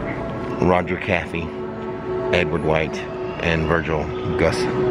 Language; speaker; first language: English; native; English